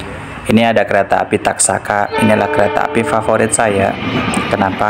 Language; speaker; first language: Indonesian; native; Indonesian